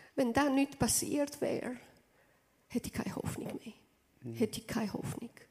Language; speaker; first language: German; non-native, fluent; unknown